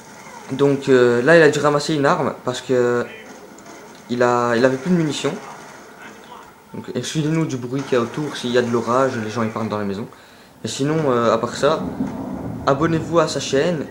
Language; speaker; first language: French; native; French